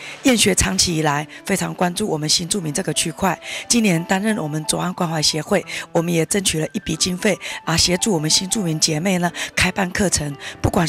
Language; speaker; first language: Chinese; native; Chinese